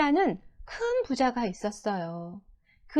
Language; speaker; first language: Korean; native; Korean